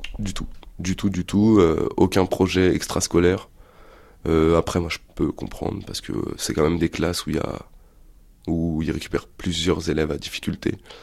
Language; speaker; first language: French; native; French